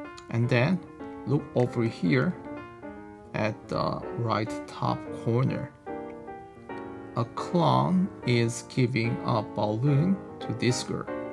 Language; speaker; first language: English; non-native, fluent; Korean